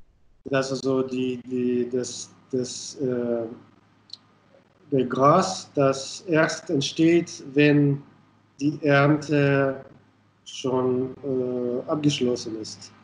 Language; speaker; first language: German; non-native, fluent; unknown